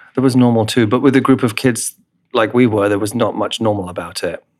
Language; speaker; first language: English; native; English